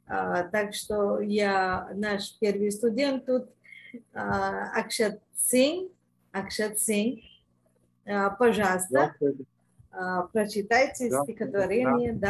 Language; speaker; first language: Russian; non-native, fluent; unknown